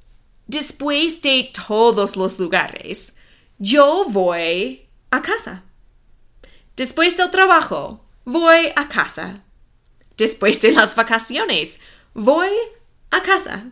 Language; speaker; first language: Spanish; non-native, fluent; English